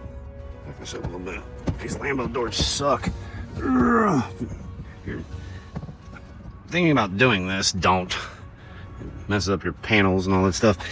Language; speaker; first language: English; native; English